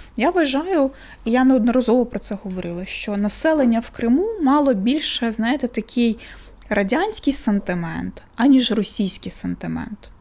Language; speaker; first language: Ukrainian; non-native, local second language; Russian